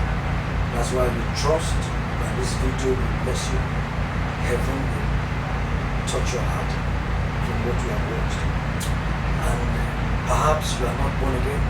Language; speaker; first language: English; non-native, local second language; Yoruba